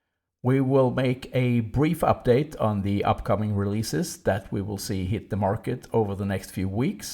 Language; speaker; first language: English; non-native, fluent; Swedish